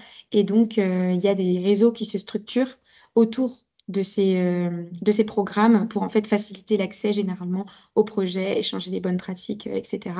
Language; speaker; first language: French; native; French